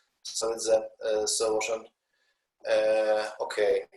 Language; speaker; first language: English; non-native, learner; Polish